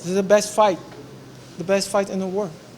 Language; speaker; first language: English; non-native, learner; Portuguese